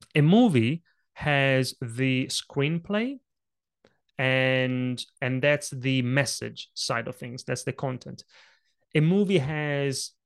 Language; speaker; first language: English; non-native, fluent; Italian